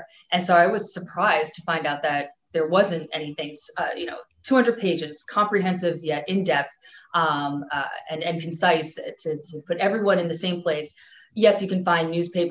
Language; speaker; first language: English; native; English